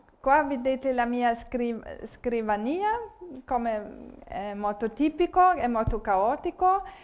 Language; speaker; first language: Italian; non-native, fluent; German